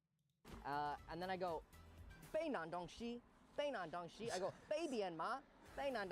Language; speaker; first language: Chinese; non-native, learner; English